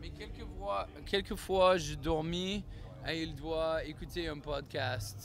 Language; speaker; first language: French; non-native, learner; English